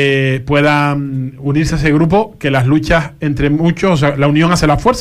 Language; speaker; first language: Spanish; native; Spanish